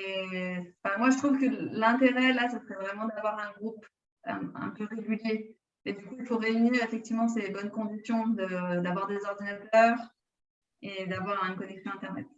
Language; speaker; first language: French; native; French